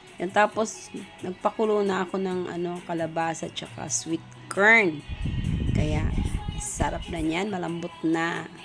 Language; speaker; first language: Filipino; non-native, local second language; Cebuano